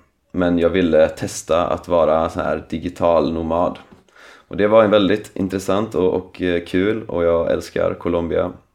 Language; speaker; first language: Swedish; native; Swedish